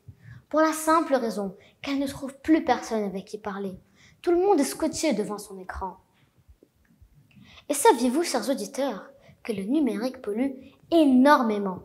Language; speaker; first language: French; non-native, local second language; Arabic